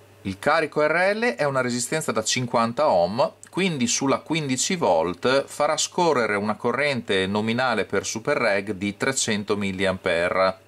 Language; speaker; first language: Italian; native; Italian